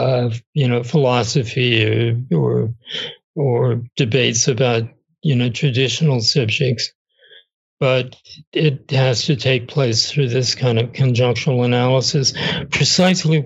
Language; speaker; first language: English; native; English